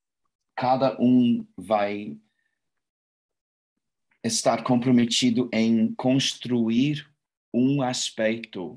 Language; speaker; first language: Portuguese; non-native, learner; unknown